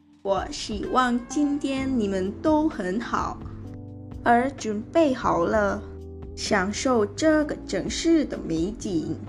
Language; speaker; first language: Chinese; non-native, learner; Indonesian